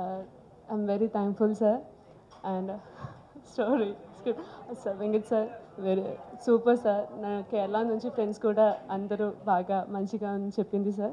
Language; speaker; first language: Telugu; non-native, learner; Malayalam